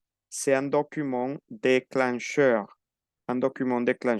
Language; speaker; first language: French; non-native, fluent; Spanish